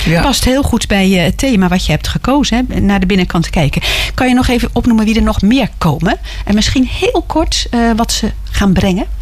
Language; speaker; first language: Dutch; native; Dutch